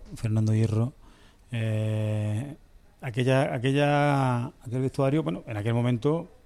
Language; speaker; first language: Spanish; native; Spanish